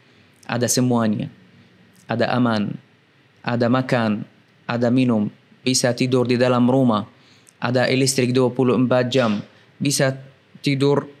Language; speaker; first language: Indonesian; non-native, fluent; Arabic